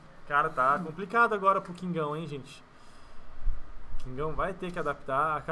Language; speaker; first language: Portuguese; native; Portuguese